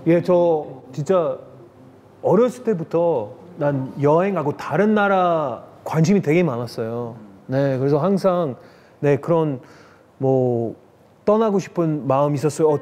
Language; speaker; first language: Korean; non-native, fluent; French